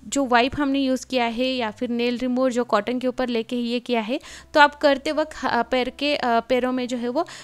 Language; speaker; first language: Hindi; non-native, local second language; Marathi